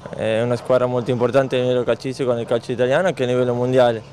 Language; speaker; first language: Italian; non-native, fluent; Spanish